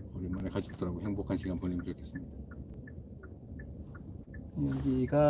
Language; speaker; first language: Korean; native; Korean